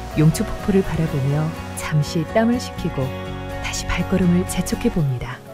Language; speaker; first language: Korean; native; Korean